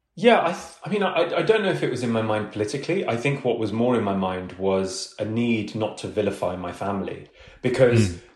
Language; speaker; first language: English; early bilingual, other home language; Urdu